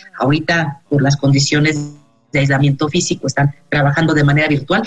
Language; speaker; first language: Spanish; native; Spanish